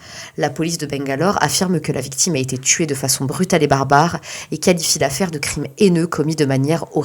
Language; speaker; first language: French; native; French